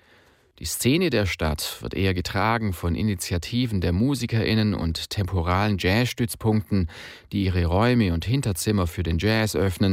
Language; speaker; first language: German; native; German